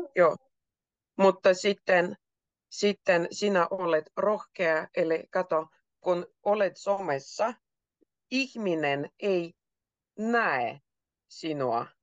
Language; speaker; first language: Finnish; native; Finnish